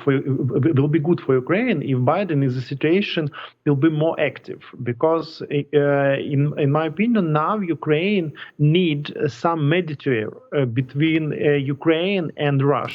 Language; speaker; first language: English; non-native, learner; Ukrainian